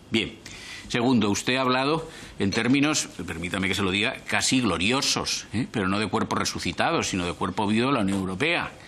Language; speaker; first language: Spanish; native; Spanish